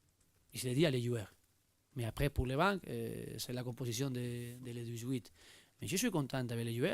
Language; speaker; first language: French; non-native, learner; Spanish